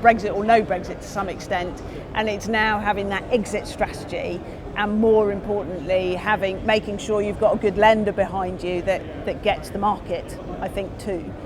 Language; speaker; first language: English; native; English